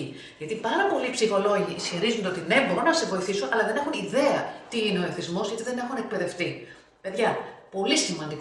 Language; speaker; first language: Greek; native; Greek